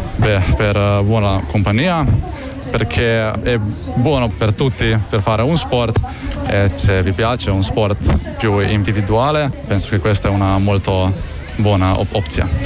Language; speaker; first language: Italian; non-native, local second language; Slovenian